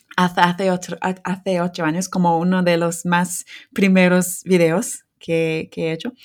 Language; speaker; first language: Spanish; non-native, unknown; English